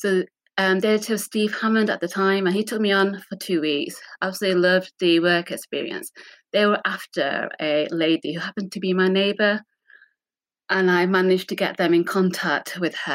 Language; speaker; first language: English; native; English